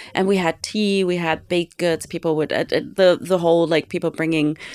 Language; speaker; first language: English; non-native, fluent; German